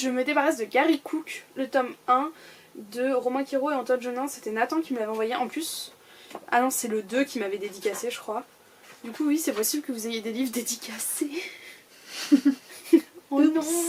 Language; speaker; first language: French; native; French